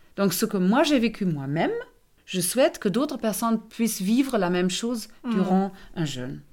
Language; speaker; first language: French; non-native, fluent; German